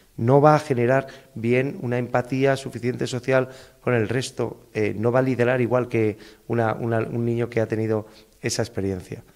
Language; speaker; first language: Spanish; native; Spanish